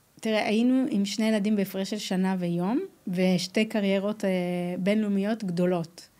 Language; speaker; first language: Hebrew; native; Hebrew